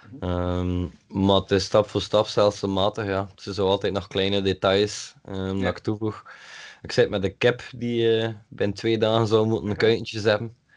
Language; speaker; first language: Dutch; native; Dutch